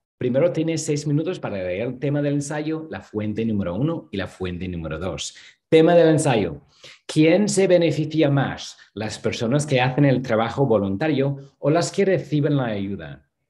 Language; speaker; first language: Spanish; non-native, fluent; English